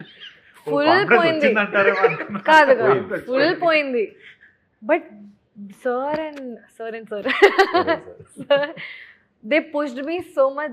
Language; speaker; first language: Telugu; non-native, fluent; Hindi